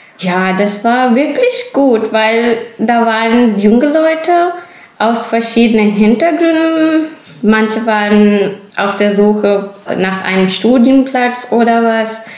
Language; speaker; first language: German; non-native, fluent; Urdu